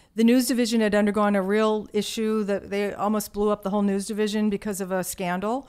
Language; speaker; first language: English; native; English